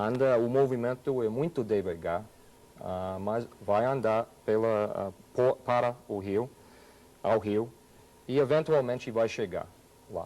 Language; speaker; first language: Portuguese; non-native, fluent; English